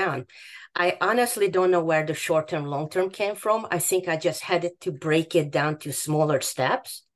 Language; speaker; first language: English; non-native, fluent; Hungarian